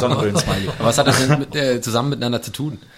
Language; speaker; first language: German; native; German